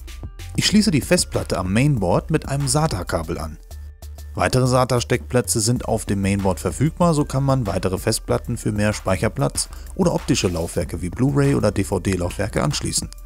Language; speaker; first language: German; native; German